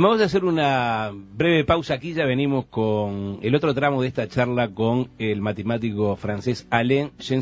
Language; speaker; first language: Spanish; native; Spanish